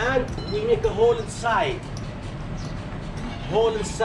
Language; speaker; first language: English; non-native, learner; Arabic